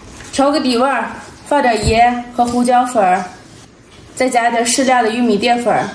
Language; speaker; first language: Chinese; native; Chinese